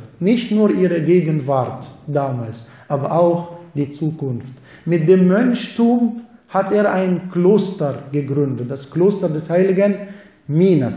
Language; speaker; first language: German; non-native, fluent; Arabic